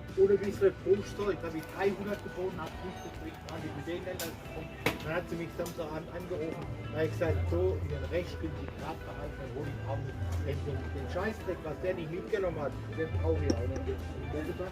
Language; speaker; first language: German; non-native, learner; Polish